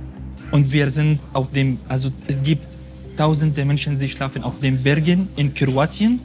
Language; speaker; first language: German; non-native, fluent; Arabic